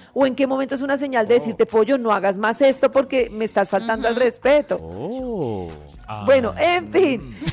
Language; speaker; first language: Spanish; native; Spanish